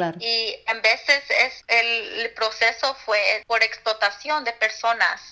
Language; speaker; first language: Spanish; early bilingual, heritage; Spanish